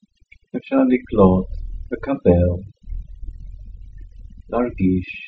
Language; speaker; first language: Hebrew; non-native, fluent; English